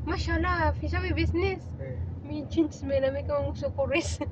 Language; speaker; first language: Arabic; non-native, learner; Filipino